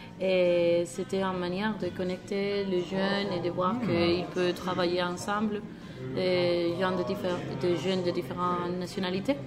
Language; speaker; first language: French; non-native, learner; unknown